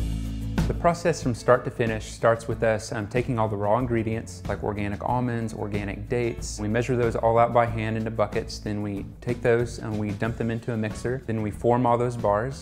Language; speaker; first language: English; native; English